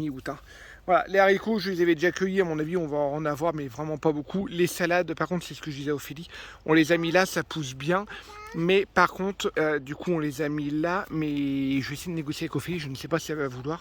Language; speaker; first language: French; native; French